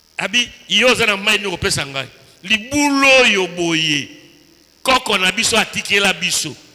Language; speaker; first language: Lingala; native; Lingala